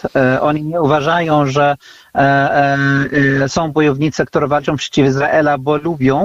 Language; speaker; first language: Polish; non-native, fluent; Arabic